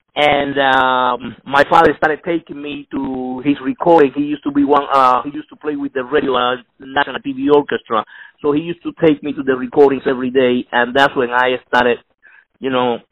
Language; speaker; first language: English; non-native, fluent; Spanish